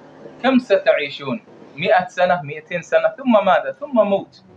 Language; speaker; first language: Arabic; native; Arabic